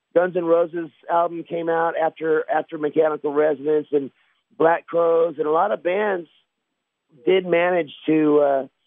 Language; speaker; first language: English; native; English